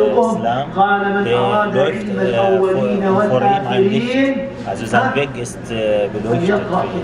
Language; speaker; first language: German; non-native, fluent; Arabic